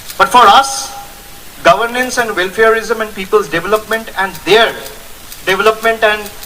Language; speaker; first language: English; non-native, local second language; Bangla